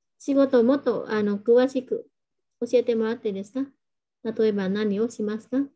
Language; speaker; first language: Japanese; non-native, fluent; Vietnamese